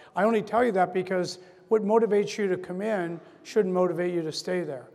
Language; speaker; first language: English; native; English